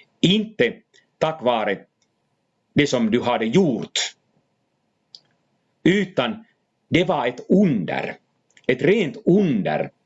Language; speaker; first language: Swedish; non-native, fluent; Finnish